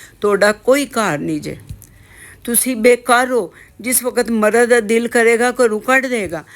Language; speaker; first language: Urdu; non-native, local second language; Punjabi